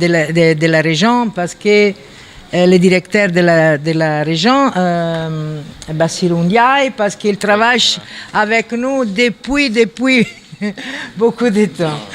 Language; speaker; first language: French; non-native, fluent; Italian